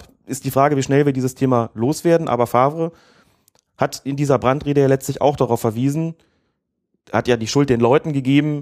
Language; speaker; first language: German; native; German